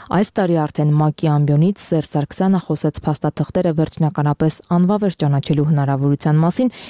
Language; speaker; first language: Armenian; native; Armenian